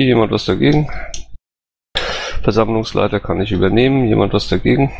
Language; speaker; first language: German; native; German